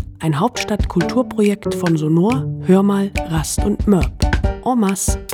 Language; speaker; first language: German; native; German